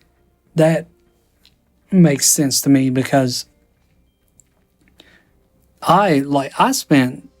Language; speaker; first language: English; native; English